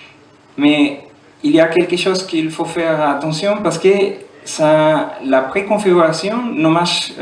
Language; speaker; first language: French; non-native, fluent; German